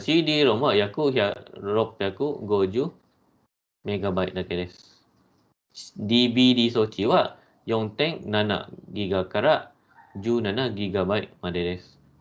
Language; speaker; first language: Japanese; non-native, fluent; Malay